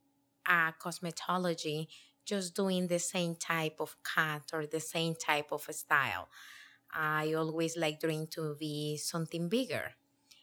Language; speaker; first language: English; non-native, learner; Spanish